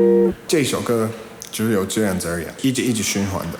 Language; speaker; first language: Chinese; non-native, fluent; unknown